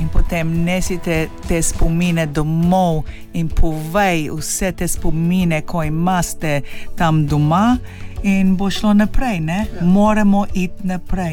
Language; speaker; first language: Slovenian; early bilingual, heritage; Slovenian